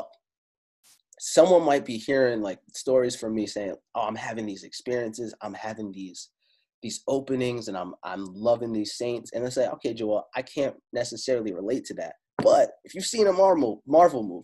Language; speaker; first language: English; non-native, fluent; Italian